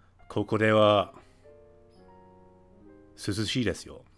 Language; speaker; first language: Japanese; non-native, fluent; English